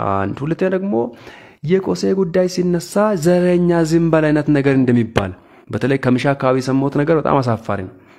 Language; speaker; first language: Amharic; non-native, local second language; Hadiyya